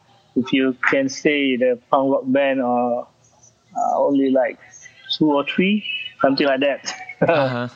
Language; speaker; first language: English; non-native, local second language; Malay